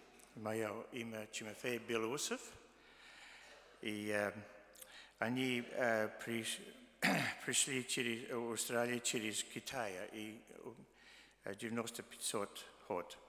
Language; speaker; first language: Russian; early bilingual, heritage; Russian